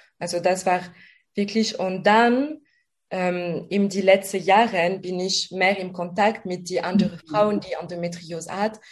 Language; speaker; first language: German; non-native, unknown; French